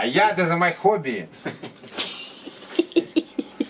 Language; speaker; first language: Dutch; non-native, learner; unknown